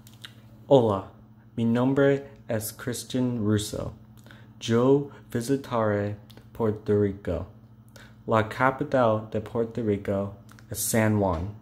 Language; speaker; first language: Spanish; non-native, learner; English